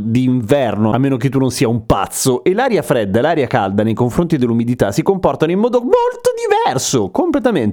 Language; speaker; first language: Italian; native; Italian